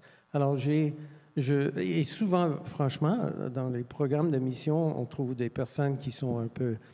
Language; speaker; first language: French; non-native, fluent; English